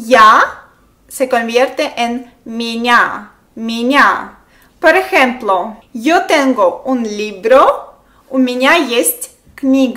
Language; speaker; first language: Spanish; non-native, fluent; Russian